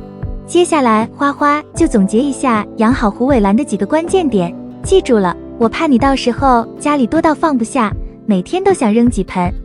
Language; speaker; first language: Chinese; native; Chinese